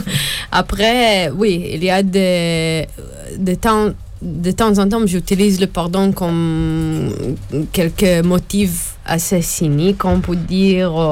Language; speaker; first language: French; non-native, learner; Hebrew